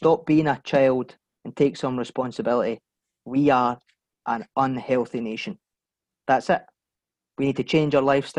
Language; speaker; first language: English; native; English